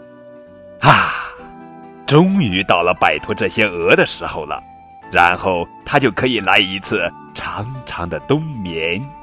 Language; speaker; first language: Chinese; native; Chinese